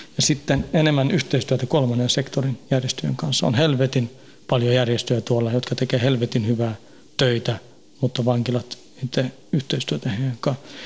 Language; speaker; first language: Finnish; early bilingual, heritage; Finnish